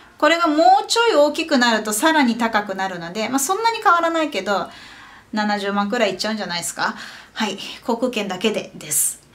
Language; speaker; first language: Japanese; native; Japanese